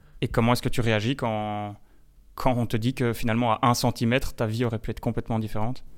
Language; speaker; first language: French; native; French